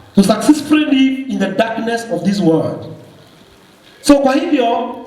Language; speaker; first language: English; non-native, local second language; Swahili